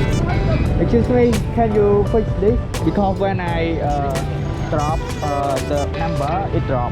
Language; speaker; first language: English; non-native, learner; Khmer